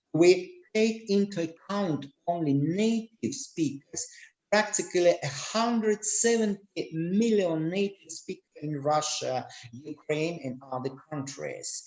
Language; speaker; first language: English; non-native, learner; Russian